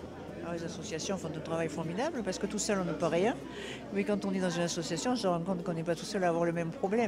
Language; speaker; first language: French; native; French